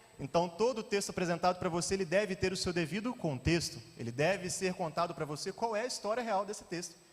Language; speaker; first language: Portuguese; native; Portuguese